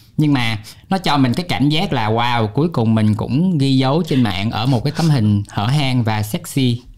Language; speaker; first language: Vietnamese; native; Vietnamese